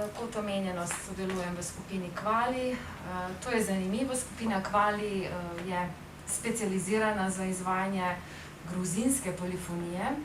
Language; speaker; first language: Slovenian; non-native, fluent; Albanian